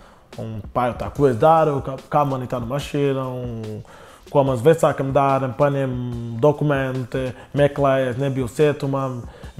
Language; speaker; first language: Latvian; non-native, learner; Portuguese